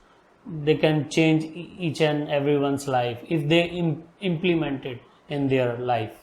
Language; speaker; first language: English; non-native, local second language; Hindi